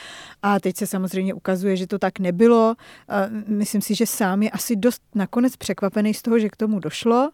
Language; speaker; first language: Czech; native; Czech